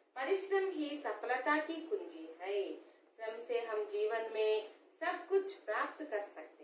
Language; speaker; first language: Hindi; non-native, local second language; Telugu